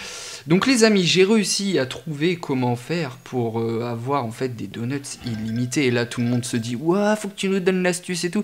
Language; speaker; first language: French; native; French